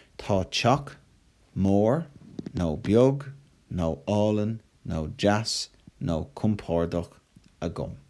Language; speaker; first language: Irish; non-native, fluent; English